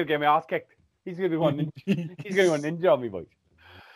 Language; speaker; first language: English; native; English